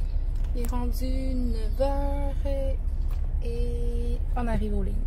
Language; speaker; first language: French; native; French